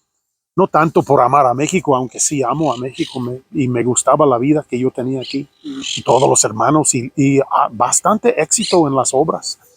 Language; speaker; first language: Spanish; non-native, fluent; English